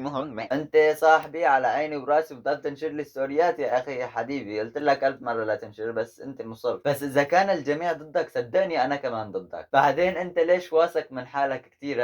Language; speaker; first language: Arabic; native; Arabic